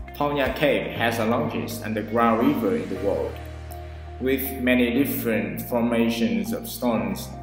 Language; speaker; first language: English; non-native, fluent; Vietnamese